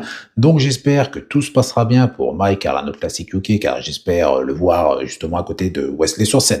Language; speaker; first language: French; native; French